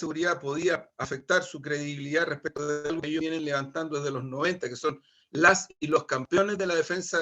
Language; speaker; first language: Spanish; native; Spanish